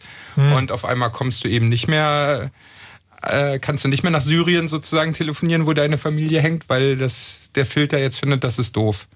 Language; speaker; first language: German; native; German